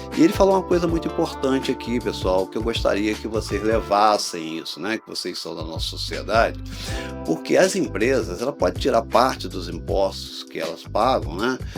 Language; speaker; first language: Portuguese; native; Portuguese